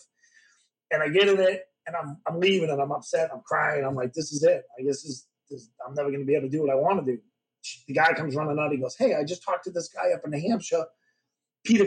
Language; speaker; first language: English; native; English